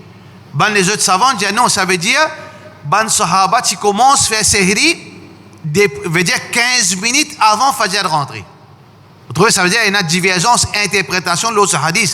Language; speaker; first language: French; non-native, learner; Morisyen